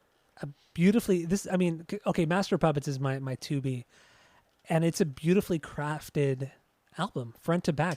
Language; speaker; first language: English; native; English